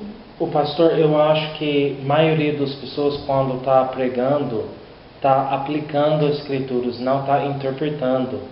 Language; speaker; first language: Portuguese; non-native, learner; English